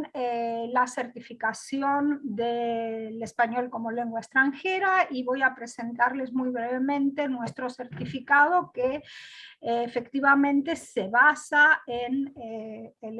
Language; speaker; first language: Spanish; non-native, fluent; Greek